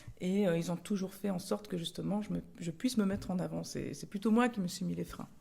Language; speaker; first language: French; early bilingual, other home language; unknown